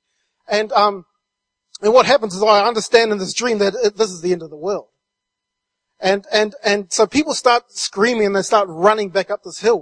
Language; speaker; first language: English; native; English